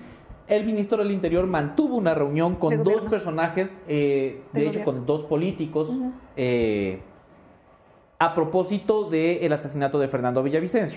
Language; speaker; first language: Spanish; native; Spanish